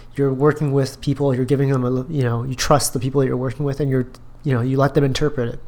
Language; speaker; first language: English; native; English